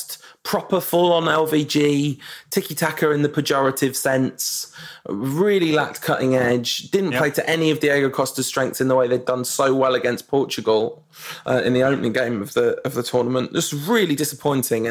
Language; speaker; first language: English; native; English